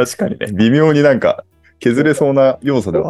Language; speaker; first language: Japanese; native; Japanese